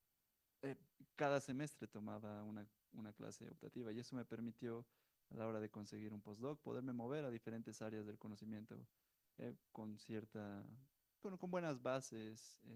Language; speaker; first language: Spanish; native; Spanish